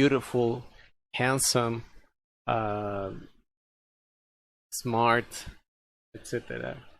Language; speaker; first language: English; non-native, fluent; Spanish